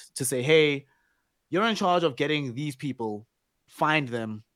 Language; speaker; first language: English; non-native, local second language; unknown